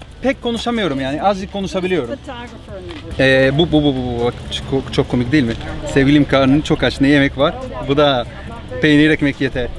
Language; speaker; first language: Turkish; non-native, fluent; Spanish